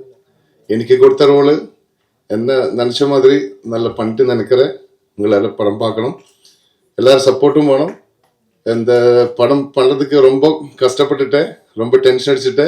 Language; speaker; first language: Tamil; non-native, learner; Malayalam